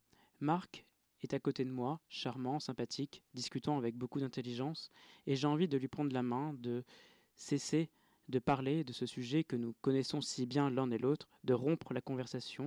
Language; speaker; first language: French; native; French